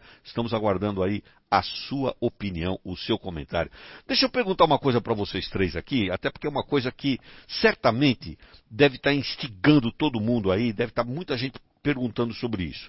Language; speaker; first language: Portuguese; native; Portuguese